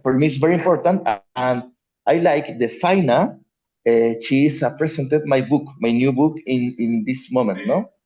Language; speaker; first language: English; non-native, learner; Spanish